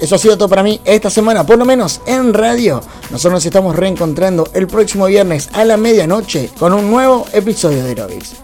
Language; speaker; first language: Spanish; native; Spanish